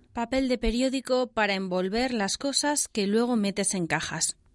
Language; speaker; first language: Spanish; native; Spanish